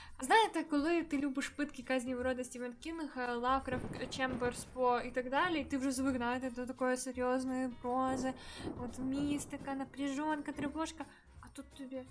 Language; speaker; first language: Ukrainian; native; Ukrainian